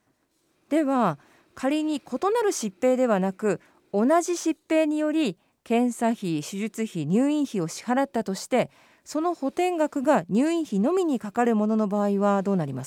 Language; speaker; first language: Japanese; native; Japanese